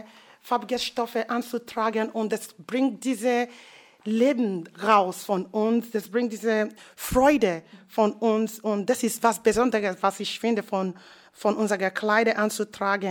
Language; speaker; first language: German; non-native, learner; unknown